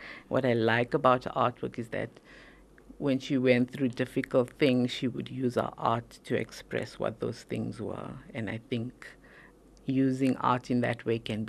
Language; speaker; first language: English; native; English